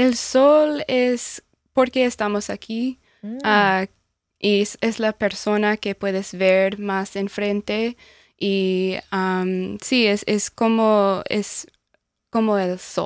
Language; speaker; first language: Spanish; non-native, learner; English